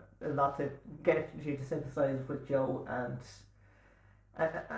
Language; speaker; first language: English; native; English